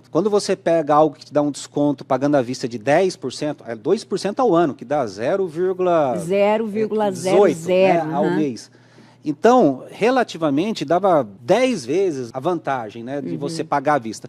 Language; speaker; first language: Portuguese; native; Portuguese